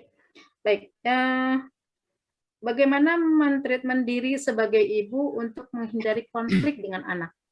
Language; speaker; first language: Indonesian; native; Indonesian